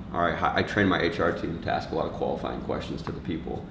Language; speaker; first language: English; native; English